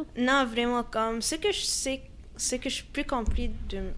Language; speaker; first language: French; non-native, fluent; Arabic